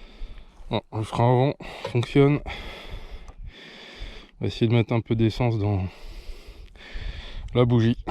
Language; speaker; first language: French; native; French